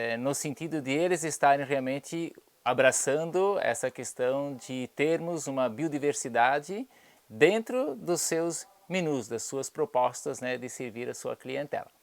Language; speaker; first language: Portuguese; native; Portuguese